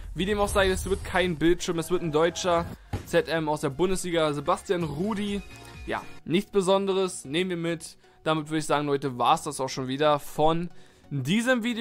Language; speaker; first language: German; native; German